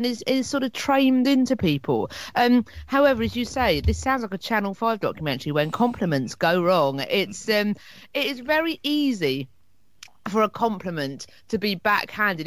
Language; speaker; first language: English; native; English